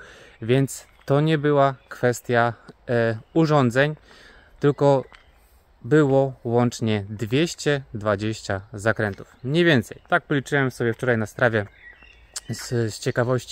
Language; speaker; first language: Polish; native; Polish